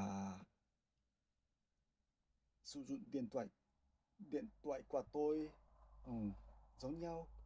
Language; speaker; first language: Vietnamese; non-native, learner; Japanese